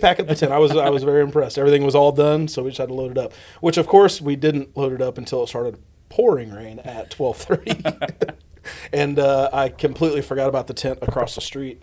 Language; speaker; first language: English; native; English